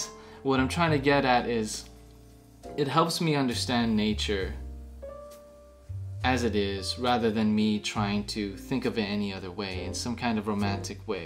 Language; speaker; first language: English; native; English